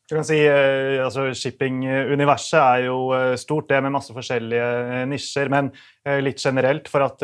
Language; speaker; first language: Norwegian; native; Norwegian